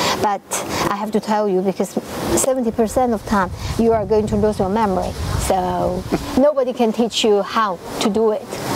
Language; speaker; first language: English; non-native, fluent; Chinese